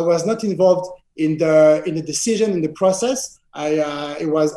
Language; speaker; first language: English; non-native, fluent; French